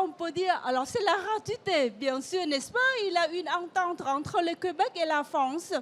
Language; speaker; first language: French; non-native, fluent; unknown